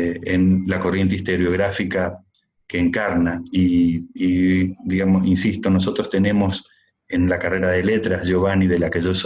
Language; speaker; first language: Spanish; native; Spanish